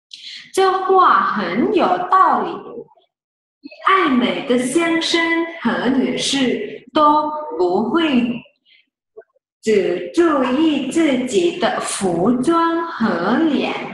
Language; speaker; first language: Chinese; non-native, fluent; Thai